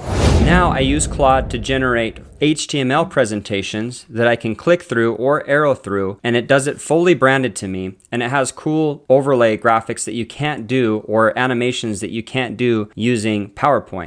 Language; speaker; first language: English; native; English